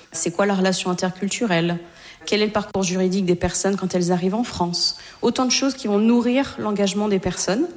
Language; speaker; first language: French; native; French